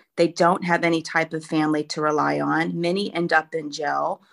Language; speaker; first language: English; native; English